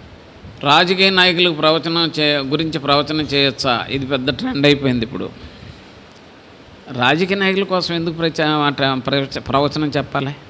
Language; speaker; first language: Telugu; native; Telugu